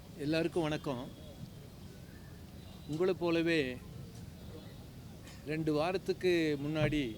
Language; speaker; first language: Tamil; native; Tamil